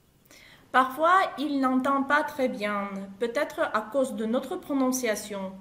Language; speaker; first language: French; non-native, fluent; Russian